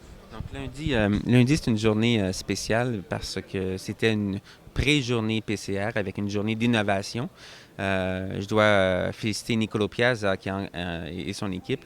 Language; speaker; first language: French; native; French